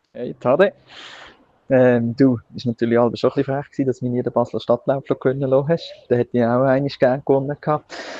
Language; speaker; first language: German; native; German